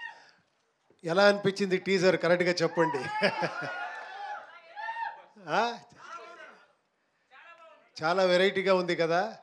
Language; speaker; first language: Telugu; non-native, fluent; Kannada